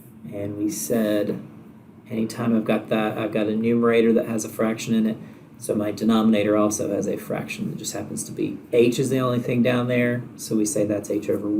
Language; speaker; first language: English; native; English